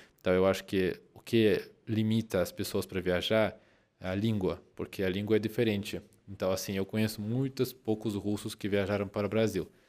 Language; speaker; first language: Portuguese; non-native, fluent; Russian